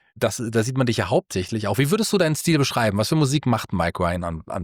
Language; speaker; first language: German; native; German